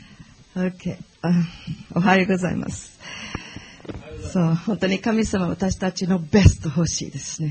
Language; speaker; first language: Japanese; non-native, learner; English